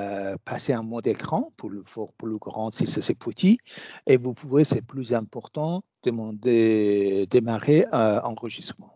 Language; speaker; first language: French; non-native, fluent; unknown